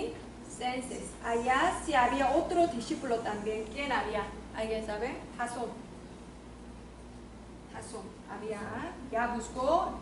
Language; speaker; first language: Spanish; non-native, learner; Korean